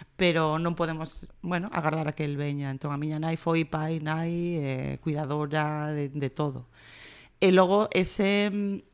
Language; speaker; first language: Galician; non-native, local second language; Spanish